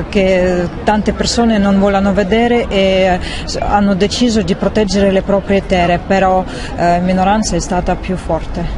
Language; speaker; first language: Italian; non-native, learner; Russian